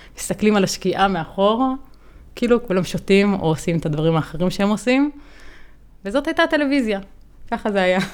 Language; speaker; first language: Hebrew; native; Hebrew